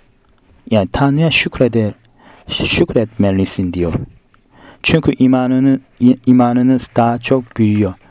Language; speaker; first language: Turkish; non-native, fluent; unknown